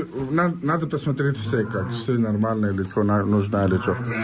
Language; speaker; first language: Russian; non-native, learner; Urdu